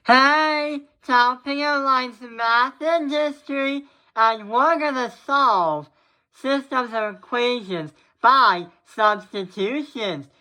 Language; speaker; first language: English; native; English